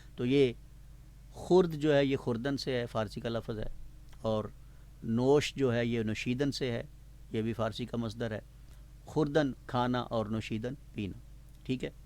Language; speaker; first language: Urdu; non-native, local second language; Punjabi